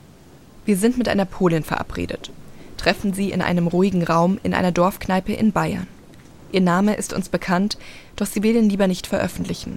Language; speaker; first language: German; native; German